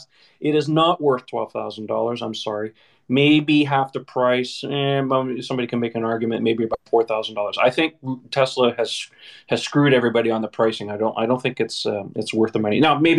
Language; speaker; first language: English; native; English